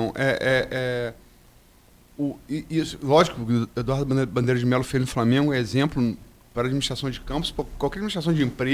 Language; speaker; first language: Portuguese; native; Portuguese